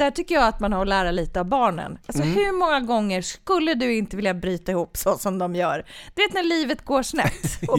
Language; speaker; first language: Swedish; native; Swedish